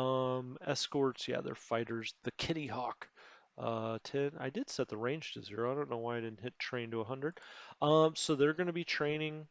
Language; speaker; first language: English; native; English